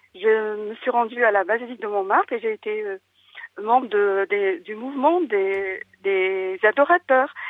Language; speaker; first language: French; non-native, local second language; Malagasy